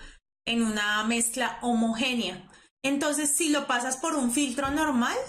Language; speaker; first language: Spanish; native; Spanish